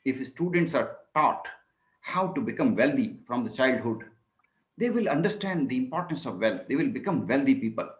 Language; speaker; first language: English; non-native, local second language; Hindi